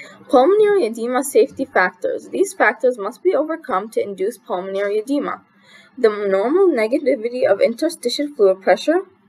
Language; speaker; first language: English; non-native, fluent; Arabic